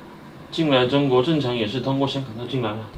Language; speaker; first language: Chinese; native; Chinese